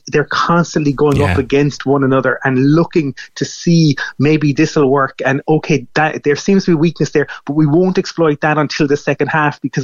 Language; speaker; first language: English; native; English